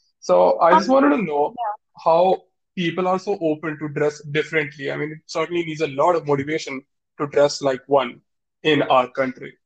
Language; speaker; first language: English; non-native, local second language; Hindi